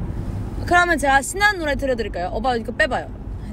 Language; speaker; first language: Korean; non-native, fluent; Chinese